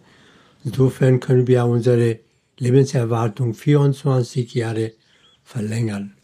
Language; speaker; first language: German; non-native, fluent; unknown